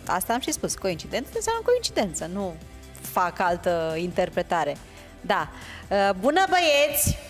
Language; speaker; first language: Romanian; native; Romanian